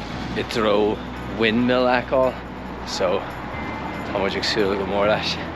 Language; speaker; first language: Irish; non-native, local second language; English